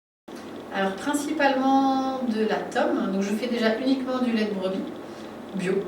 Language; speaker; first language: French; native; French